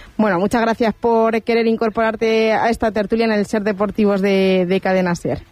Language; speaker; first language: Spanish; native; Spanish